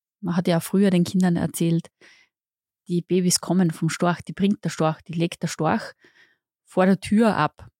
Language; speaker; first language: German; native; German